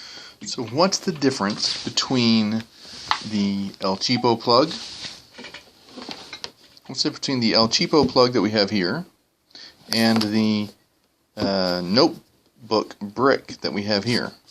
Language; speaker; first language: English; native; English